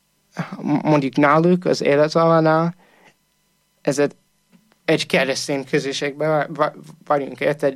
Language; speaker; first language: Hungarian; non-native, fluent; English